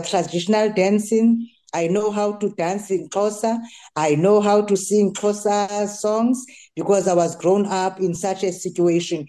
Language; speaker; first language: English; non-native, local second language; Xhosa